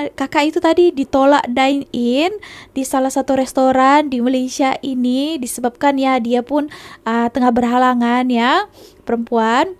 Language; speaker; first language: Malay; non-native, local second language; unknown